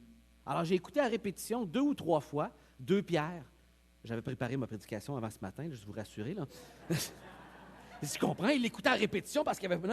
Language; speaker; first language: French; native; French